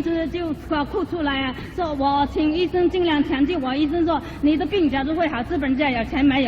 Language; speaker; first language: Chinese; native; Chinese